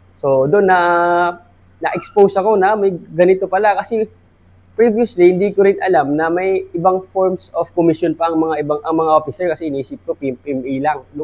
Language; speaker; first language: Filipino; non-native, local second language; Maranao